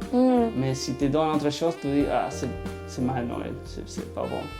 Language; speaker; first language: French; non-native, learner; Spanish